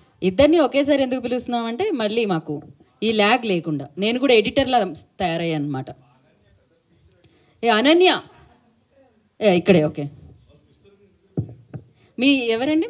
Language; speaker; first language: Telugu; native; Telugu